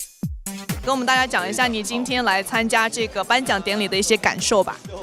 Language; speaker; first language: Chinese; native; Chinese